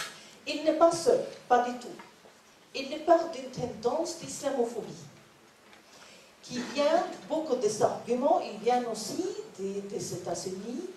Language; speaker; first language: French; non-native, learner; Norwegian